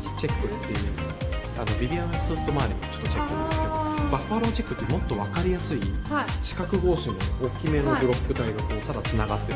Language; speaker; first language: Japanese; native; Japanese